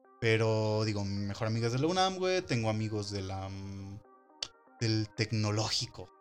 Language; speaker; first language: Spanish; native; Spanish